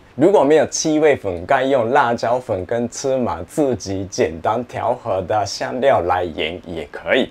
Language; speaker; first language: Chinese; non-native, fluent; Japanese